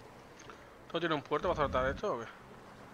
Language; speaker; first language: Spanish; native; Spanish